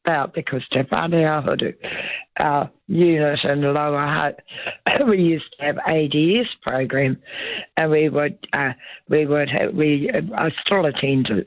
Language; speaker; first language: English; native; English